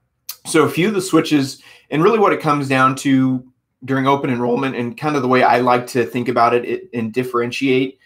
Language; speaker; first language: English; native; English